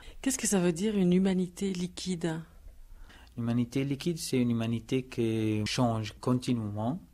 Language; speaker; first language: French; non-native, learner; Italian